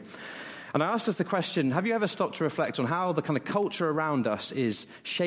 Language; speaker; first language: English; native; English